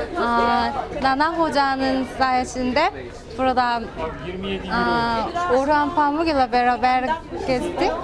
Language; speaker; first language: Turkish; non-native, learner; Korean